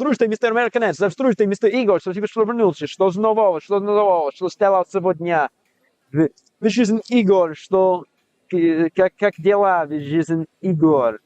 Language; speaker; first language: Russian; non-native, learner; English